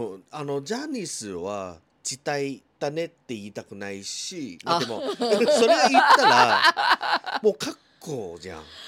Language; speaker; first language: Japanese; non-native, fluent; Chinese